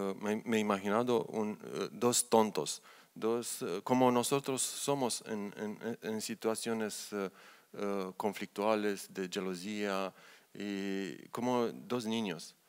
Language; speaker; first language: Spanish; non-native, learner; Romanian